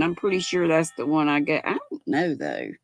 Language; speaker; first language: English; native; English